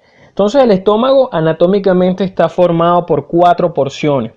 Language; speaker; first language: Spanish; native; Spanish